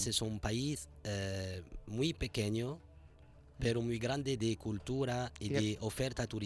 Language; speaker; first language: Spanish; non-native, fluent; Arabic